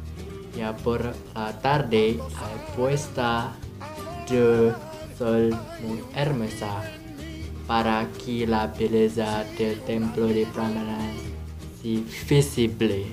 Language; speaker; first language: Spanish; non-native, learner; Indonesian